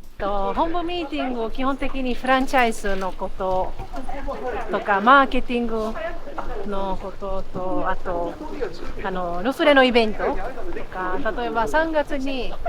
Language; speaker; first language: Japanese; non-native, fluent; Portuguese